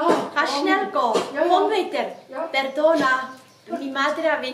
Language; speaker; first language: Spanish; non-native, learner; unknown